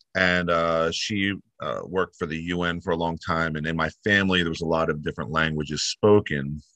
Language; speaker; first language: English; native; English